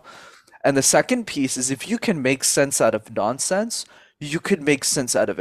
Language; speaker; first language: English; native; English